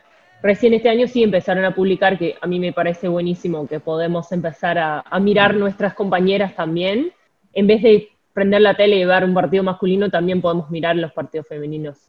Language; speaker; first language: Spanish; native; Spanish